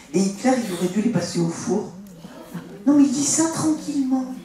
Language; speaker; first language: French; early bilingual, other home language; Spanish